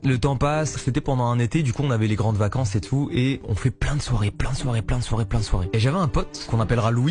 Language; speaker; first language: French; native; French